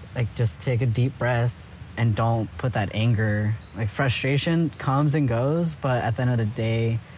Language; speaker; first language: English; early bilingual, other home language; Spanish